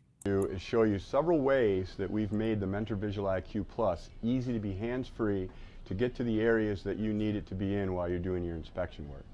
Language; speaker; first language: English; native; English